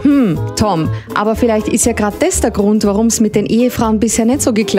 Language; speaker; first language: German; native; German